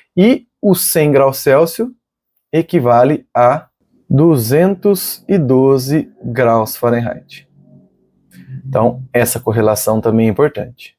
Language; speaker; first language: Portuguese; native; Portuguese